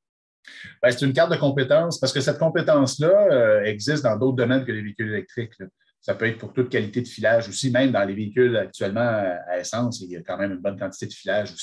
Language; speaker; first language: French; native; French